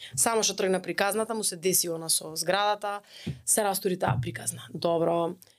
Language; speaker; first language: Macedonian; native; Macedonian